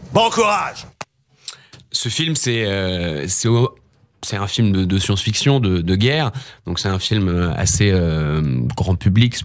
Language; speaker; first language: French; native; French